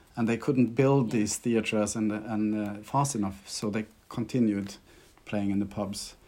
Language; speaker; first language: English; non-native, fluent; Norwegian